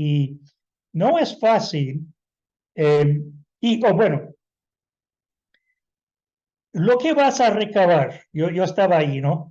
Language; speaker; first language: Spanish; non-native, fluent; English